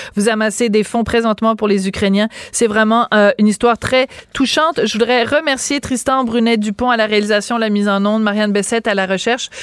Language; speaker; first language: French; native; French